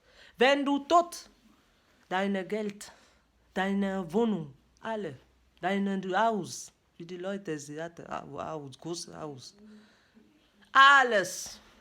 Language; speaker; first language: German; non-native, learner; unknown